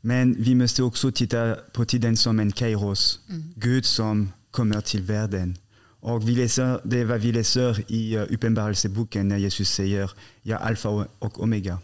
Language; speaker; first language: Swedish; non-native, fluent; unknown